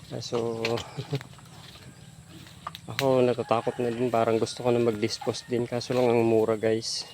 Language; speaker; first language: Filipino; native; Filipino